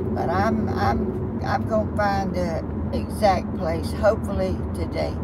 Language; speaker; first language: English; native; English